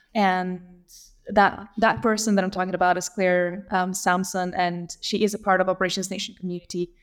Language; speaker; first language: English; non-native, fluent; Lithuanian